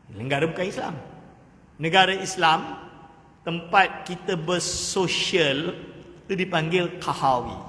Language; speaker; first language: Malay; native; Malay